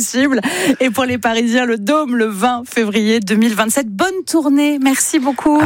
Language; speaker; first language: French; native; French